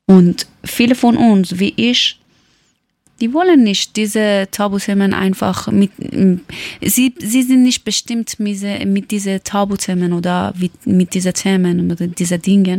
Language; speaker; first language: German; non-native, learner; Persian